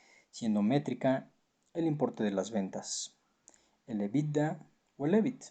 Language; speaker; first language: Spanish; native; Spanish